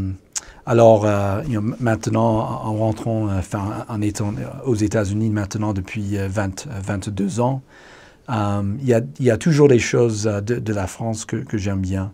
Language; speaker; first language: French; non-native, fluent; English